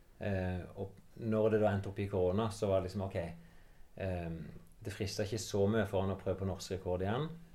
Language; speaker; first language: Norwegian; native; Norwegian